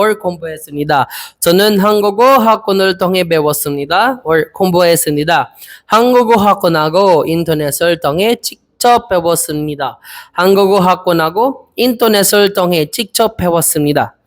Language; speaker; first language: Korean; non-native, learner; Filipino